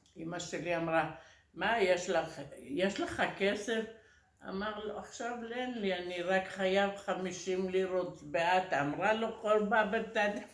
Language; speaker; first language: Hebrew; early bilingual, other home language; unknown